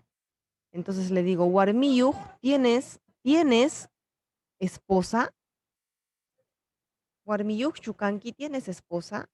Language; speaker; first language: Spanish; non-native, local second language; Quechua